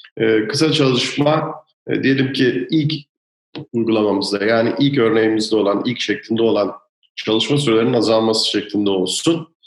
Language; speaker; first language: Turkish; native; Turkish